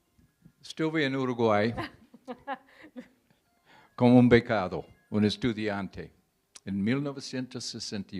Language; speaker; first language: Spanish; non-native, fluent; English